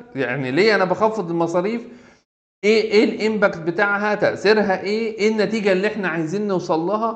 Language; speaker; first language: Arabic; native; Arabic